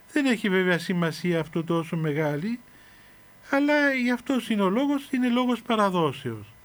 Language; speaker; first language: Greek; native; Greek